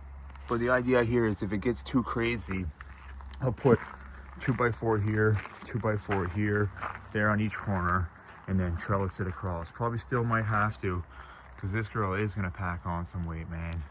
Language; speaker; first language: English; native; English